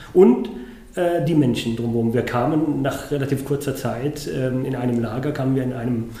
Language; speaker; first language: German; non-native, fluent; Arabic